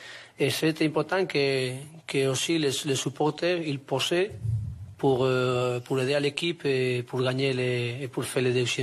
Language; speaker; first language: French; non-native, learner; Spanish